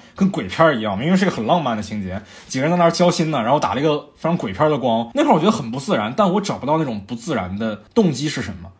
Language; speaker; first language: Chinese; native; Chinese